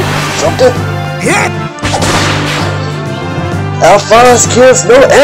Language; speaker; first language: English; native; English